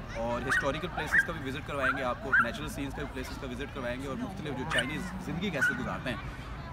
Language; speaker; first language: Urdu; non-native, local second language; Punjabi